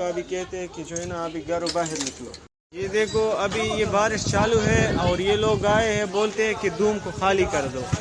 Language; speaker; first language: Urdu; non-native, local second language; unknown